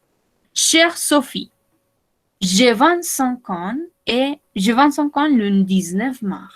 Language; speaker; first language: French; non-native, fluent; Spanish